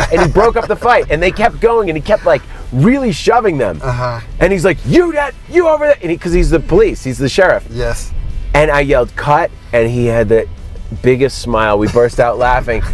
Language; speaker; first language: English; native; English